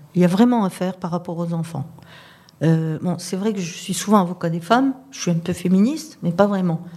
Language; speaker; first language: French; non-native, local second language; Arabic